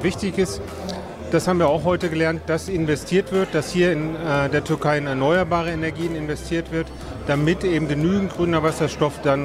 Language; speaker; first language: German; native; German